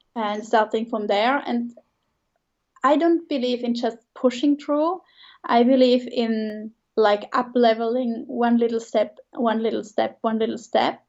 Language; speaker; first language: English; non-native, fluent; Swiss German